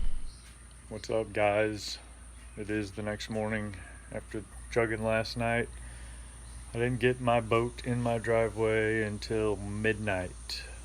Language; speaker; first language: English; native; English